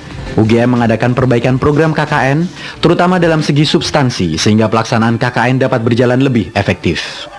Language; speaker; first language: Indonesian; native; Indonesian